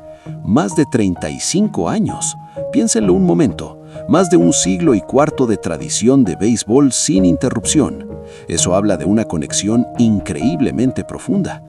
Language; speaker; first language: Spanish; native; Spanish